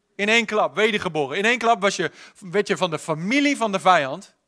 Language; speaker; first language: Dutch; native; Dutch